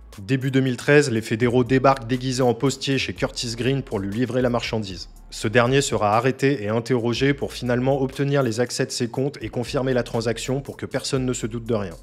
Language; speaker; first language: French; native; French